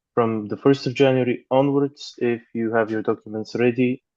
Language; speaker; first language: English; non-native, fluent; Bulgarian